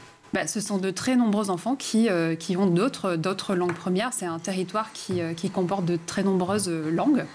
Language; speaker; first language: French; native; French